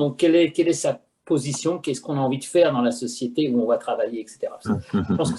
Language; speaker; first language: French; native; French